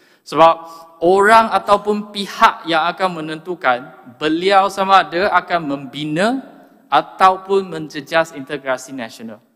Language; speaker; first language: Malay; non-native, local second language; Chinese